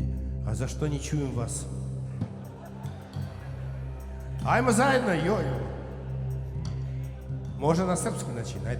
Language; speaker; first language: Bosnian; non-native, learner; Russian